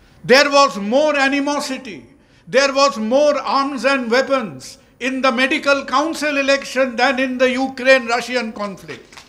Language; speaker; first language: English; non-native, local second language; Bangla